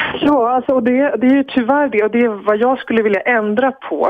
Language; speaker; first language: Swedish; native; Swedish